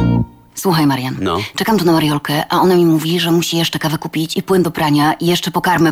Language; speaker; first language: Polish; native; Polish